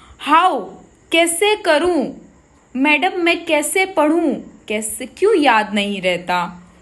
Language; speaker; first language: Hindi; non-native, local second language; Gujarati